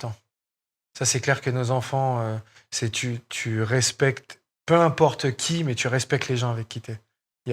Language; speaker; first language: French; native; French